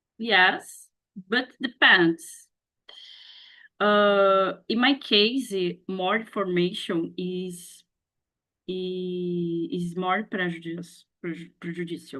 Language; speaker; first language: English; non-native, learner; Portuguese